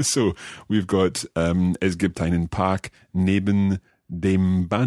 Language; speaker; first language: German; non-native, learner; English